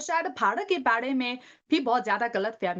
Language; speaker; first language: Hindi; non-native, learner; Chinese